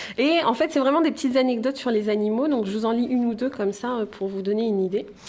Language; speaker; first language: French; native; French